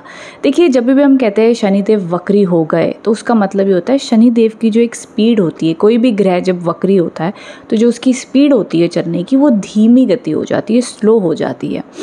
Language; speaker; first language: Hindi; native; Hindi